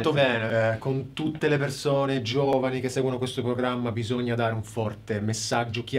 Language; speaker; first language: Italian; native; Italian